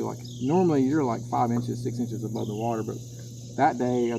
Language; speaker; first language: English; native; English